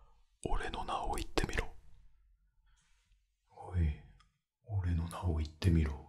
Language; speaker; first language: Japanese; non-native, fluent; French